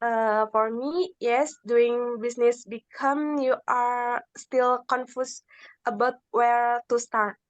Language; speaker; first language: English; non-native, learner; Indonesian